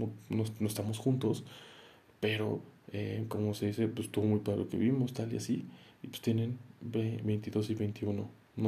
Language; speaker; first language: Spanish; native; Spanish